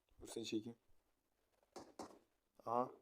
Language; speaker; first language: Turkish; native; Turkish